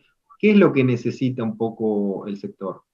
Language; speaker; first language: Spanish; native; Spanish